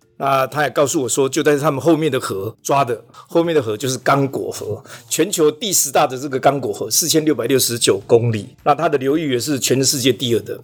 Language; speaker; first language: Chinese; native; Chinese